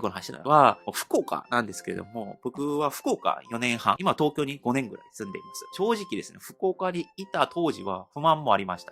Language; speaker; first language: Japanese; non-native, fluent; Korean